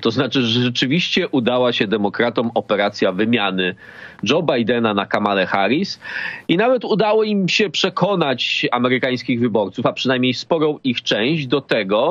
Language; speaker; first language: Polish; native; Polish